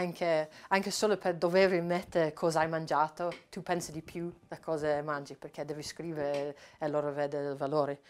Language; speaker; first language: Italian; non-native, learner; English